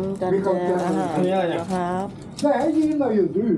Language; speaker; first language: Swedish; non-native, learner; Thai